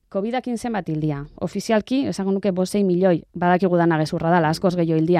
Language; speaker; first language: Basque; native; Basque